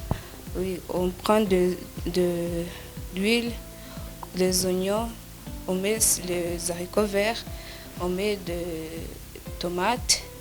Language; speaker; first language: French; non-native, learner; Kinyarwanda